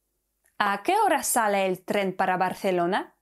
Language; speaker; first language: Spanish; non-native, fluent; Polish